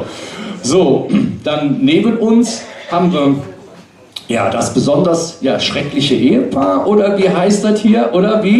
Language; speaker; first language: German; native; German